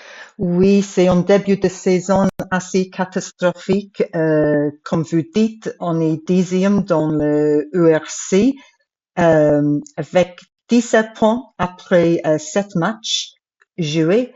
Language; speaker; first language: French; non-native, fluent; English